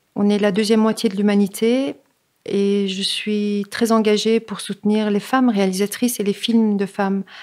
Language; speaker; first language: French; native; French